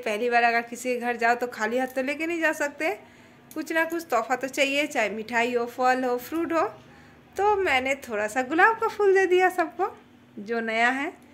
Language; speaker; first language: Hindi; non-native, local second language; Bangla